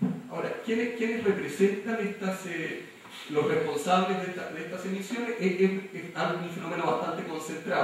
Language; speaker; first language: Spanish; native; Spanish